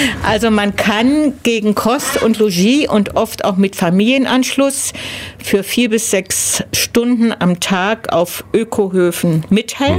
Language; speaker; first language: German; native; German